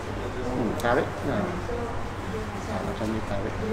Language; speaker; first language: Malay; non-native, local second language; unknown